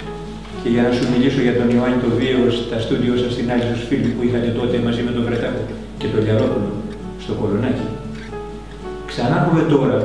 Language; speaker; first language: Greek; native; Greek